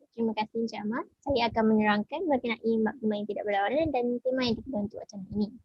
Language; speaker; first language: Malay; native; Malay